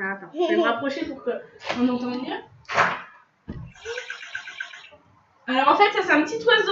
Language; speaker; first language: French; native; French